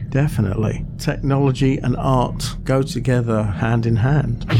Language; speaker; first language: English; native; English